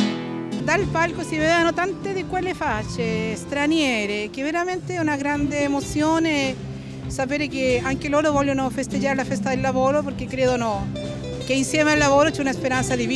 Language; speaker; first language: Italian; non-native, fluent; Spanish